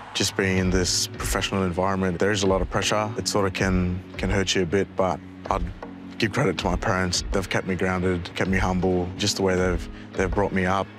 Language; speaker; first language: English; native; English